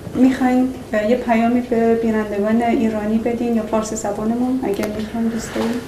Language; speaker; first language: Persian; native; Persian